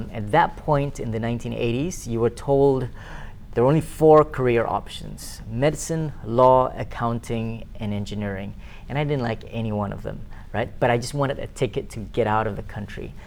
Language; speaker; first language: English; non-native, local second language; Malay